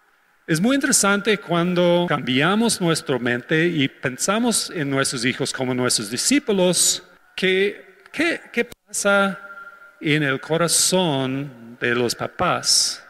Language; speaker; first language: Spanish; non-native, fluent; English